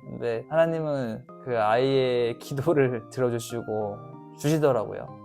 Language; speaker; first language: Korean; native; Korean